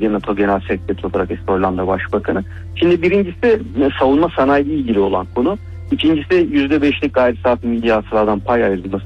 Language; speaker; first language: Turkish; native; Turkish